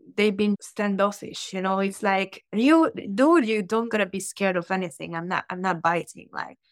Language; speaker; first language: English; non-native, fluent; Hungarian